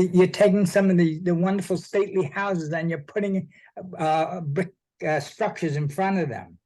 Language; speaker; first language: English; native; English